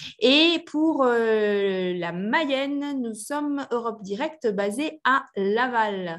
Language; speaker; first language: French; native; French